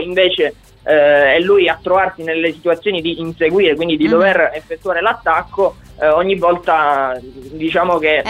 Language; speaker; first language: Italian; native; Italian